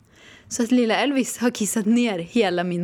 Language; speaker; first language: Swedish; native; Swedish